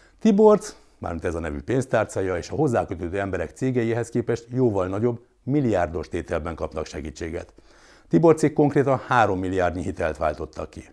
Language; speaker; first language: Hungarian; native; Hungarian